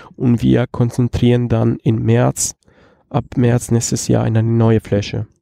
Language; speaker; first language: German; non-native, fluent; Italian